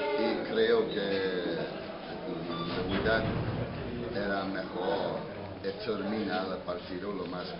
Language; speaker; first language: Spanish; non-native, fluent; English